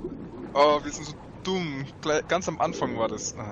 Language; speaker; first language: German; native; German